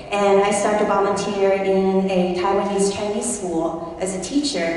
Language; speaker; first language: English; early bilingual, other home language; Chinese